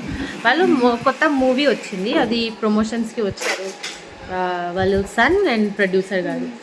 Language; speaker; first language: Telugu; non-native, fluent; Bangla